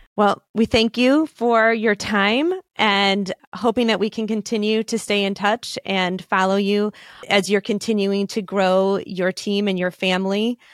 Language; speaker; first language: English; native; English